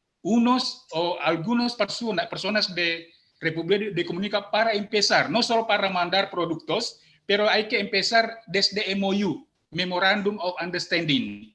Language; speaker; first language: Spanish; non-native, learner; Indonesian